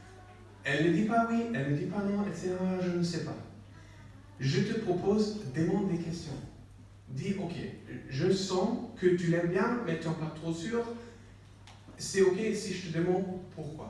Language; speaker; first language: French; non-native, learner; English